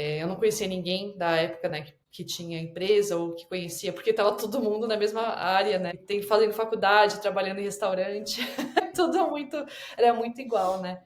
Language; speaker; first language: Portuguese; native; Portuguese